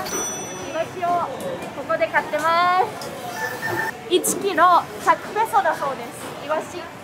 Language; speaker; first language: Japanese; native; Japanese